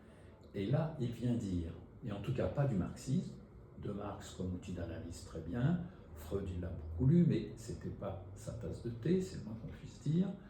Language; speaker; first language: French; native; French